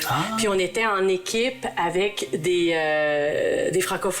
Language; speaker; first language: French; native; French